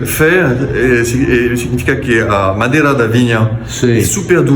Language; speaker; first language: Portuguese; non-native, fluent; French